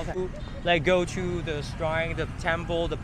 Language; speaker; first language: English; non-native, fluent; Vietnamese